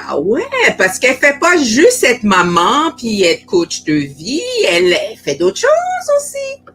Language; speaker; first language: French; native; French